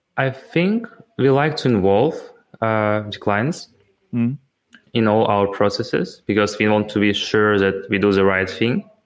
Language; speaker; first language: English; non-native, fluent; Ukrainian